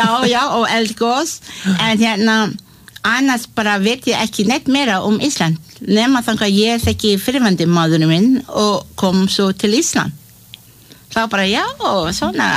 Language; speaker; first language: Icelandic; non-native, learner; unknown